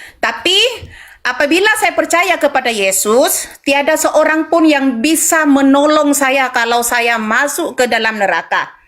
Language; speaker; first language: Indonesian; non-native, local second language; Madurese